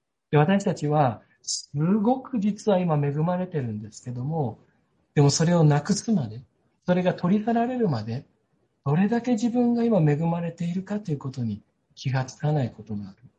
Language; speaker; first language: Japanese; native; Japanese